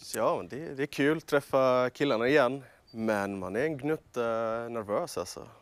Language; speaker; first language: Swedish; non-native, fluent; Arabic